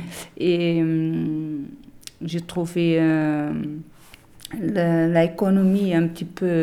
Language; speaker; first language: French; non-native, learner; Portuguese